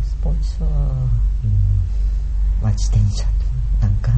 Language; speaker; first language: Japanese; non-native, learner; Korean